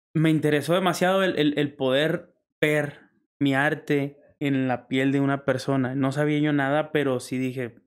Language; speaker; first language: Spanish; native; Spanish